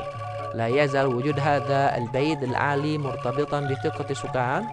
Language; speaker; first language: Arabic; non-native, fluent; Indonesian